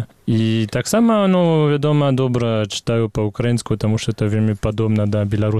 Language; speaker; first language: Belarusian; non-native, fluent; French